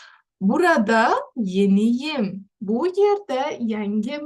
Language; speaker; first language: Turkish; non-native, fluent; Uzbek